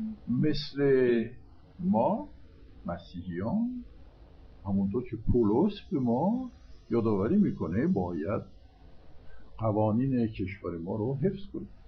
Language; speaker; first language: Persian; non-native, fluent; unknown